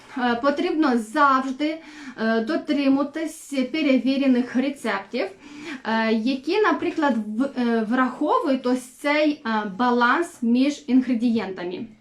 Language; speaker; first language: Ukrainian; non-native, local second language; Russian